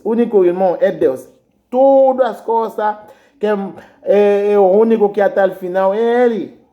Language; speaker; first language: Portuguese; non-native, learner; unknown